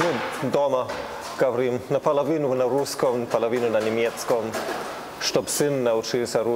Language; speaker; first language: Russian; non-native, learner; German